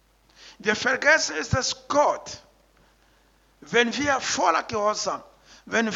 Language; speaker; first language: German; non-native, learner; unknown